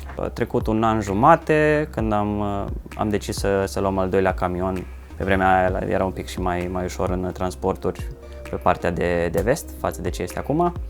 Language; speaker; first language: Romanian; early bilingual, heritage; Romanian